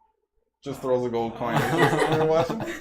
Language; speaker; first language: English; native; English